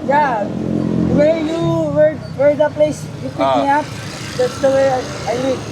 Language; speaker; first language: English; non-native, local second language; Filipino